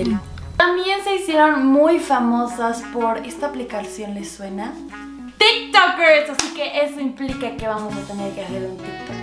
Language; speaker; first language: Spanish; native; Spanish